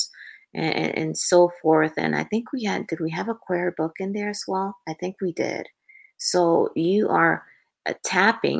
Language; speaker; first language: English; non-native, fluent; Spanish